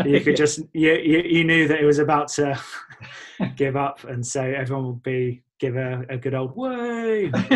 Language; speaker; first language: English; native; English